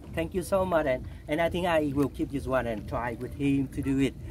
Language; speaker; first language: English; non-native, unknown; Vietnamese